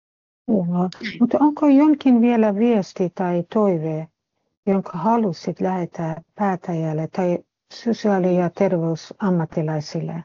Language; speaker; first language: Finnish; non-native, fluent; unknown